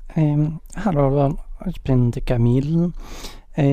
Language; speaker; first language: German; non-native, learner; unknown